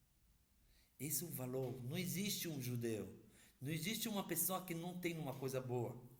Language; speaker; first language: Portuguese; non-native, fluent; Hebrew